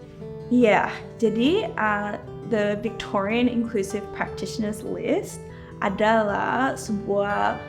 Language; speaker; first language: Indonesian; early bilingual, heritage; English